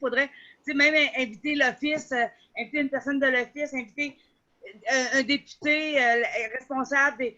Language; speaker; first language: French; native; French